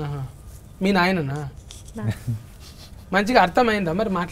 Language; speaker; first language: Telugu; native; Telugu